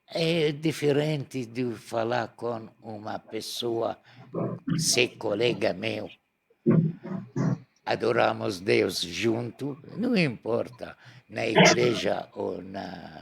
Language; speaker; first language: Portuguese; non-native, learner; Arabic